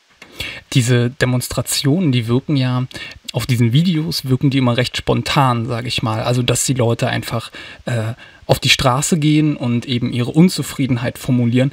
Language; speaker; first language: German; native; German